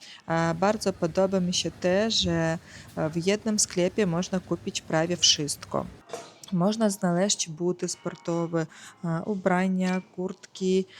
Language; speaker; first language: Polish; non-native, learner; Ukrainian